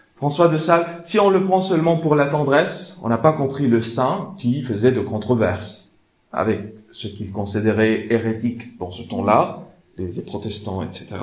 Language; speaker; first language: French; non-native, fluent; Arabic